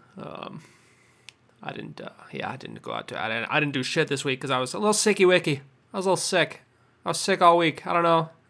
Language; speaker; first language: English; native; English